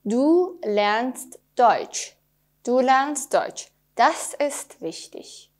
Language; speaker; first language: German; non-native, fluent; Persian